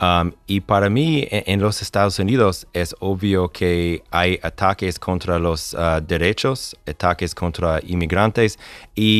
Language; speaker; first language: Spanish; non-native, fluent; English